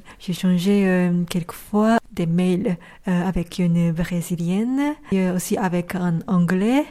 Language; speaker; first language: French; non-native, fluent; Japanese